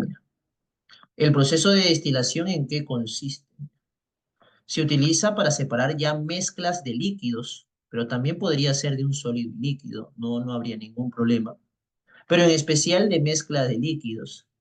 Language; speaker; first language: Spanish; native; Spanish